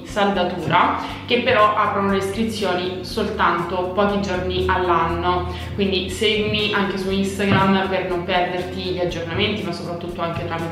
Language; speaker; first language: Italian; native; Italian